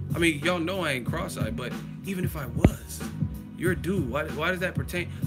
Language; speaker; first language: English; native; English